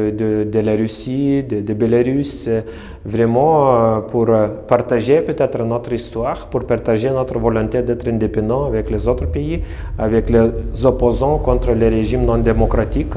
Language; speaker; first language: French; non-native, fluent; Lithuanian